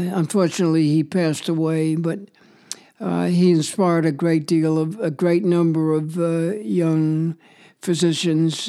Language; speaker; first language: English; native; English